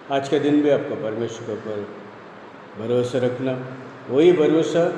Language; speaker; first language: Hindi; non-native, local second language; Tamil